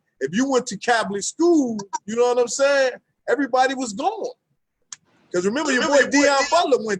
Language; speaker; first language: English; native; English